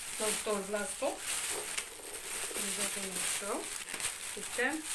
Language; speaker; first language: Arabic; native; Arabic